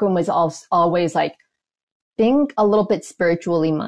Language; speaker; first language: English; native; English